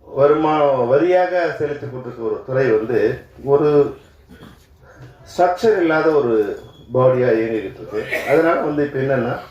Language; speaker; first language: Tamil; native; Tamil